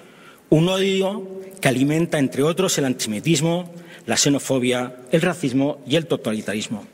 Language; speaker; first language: Spanish; native; Spanish